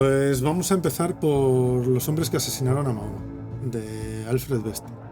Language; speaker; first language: Spanish; native; Spanish